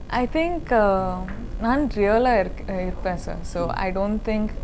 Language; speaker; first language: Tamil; non-native, learner; Kannada